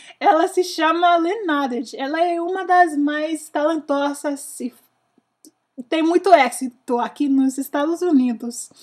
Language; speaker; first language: Portuguese; non-native, learner; English